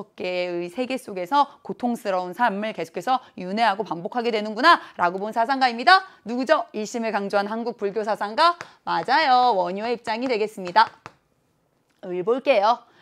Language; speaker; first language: Korean; native; Korean